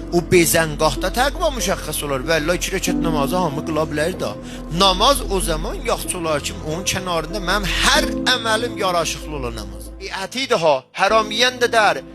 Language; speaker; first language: Azerbaijani; native; Azerbaijani